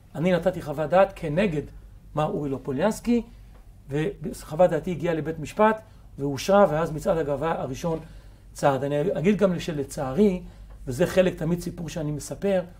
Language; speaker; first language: Hebrew; native; Hebrew